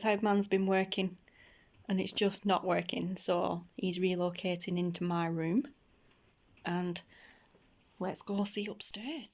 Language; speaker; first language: English; native; English